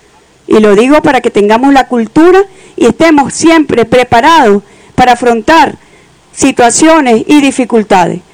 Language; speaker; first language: Spanish; native; Spanish